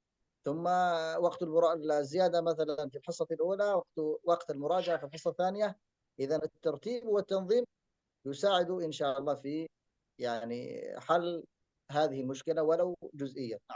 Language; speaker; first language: Arabic; native; Arabic